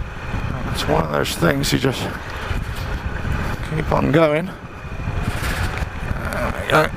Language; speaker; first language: English; native; English